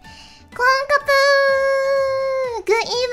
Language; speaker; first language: Japanese; native; Japanese